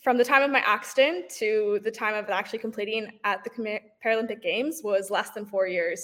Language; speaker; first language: English; native; English